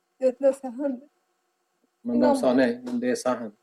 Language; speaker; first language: Swedish; non-native, fluent; Azerbaijani